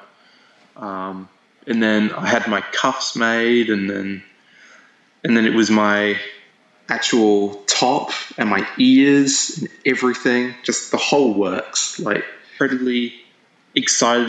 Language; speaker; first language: English; native; English